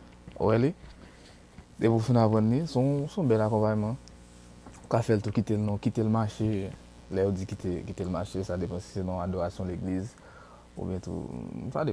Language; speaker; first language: French; non-native, learner; Haitian Creole